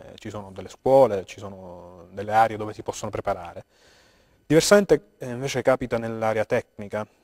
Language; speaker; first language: Italian; early bilingual, heritage; Italian